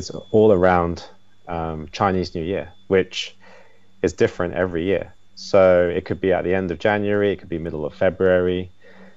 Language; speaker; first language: English; native; English